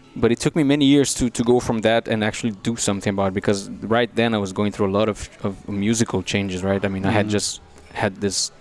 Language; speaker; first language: English; non-native, fluent; Portuguese